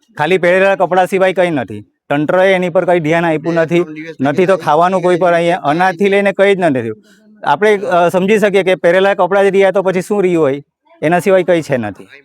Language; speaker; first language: Gujarati; native; Gujarati